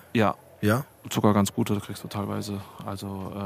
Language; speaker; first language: German; native; German